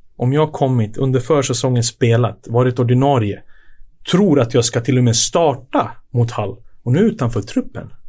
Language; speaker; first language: Swedish; early bilingual, other home language; Serbian